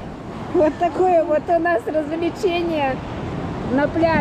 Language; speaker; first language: Russian; native; Russian